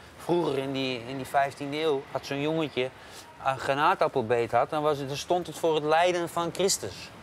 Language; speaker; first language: Dutch; early bilingual, other home language; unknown